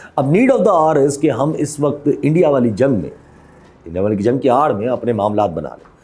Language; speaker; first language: Urdu; non-native, local second language; Sindhi